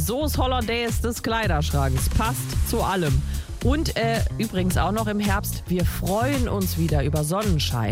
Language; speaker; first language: German; native; German